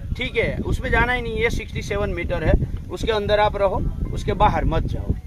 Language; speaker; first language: Hindi; non-native, local second language; Gujarati